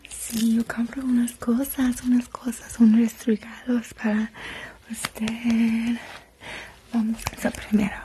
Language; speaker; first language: Spanish; non-native, learner; English